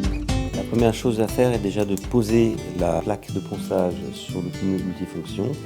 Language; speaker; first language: French; native; French